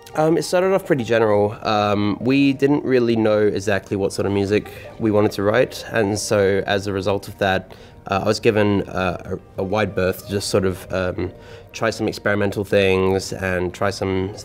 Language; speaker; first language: English; native; English